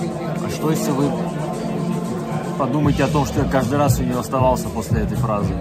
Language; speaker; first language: Russian; native; Russian